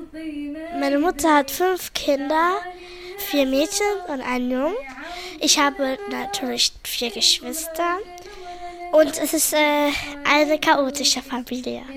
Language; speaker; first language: German; early bilingual, other home language; Arabic